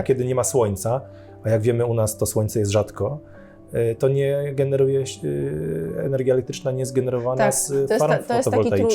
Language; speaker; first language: Polish; native; Polish